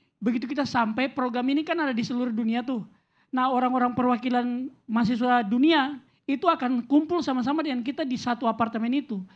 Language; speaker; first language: Indonesian; native; Indonesian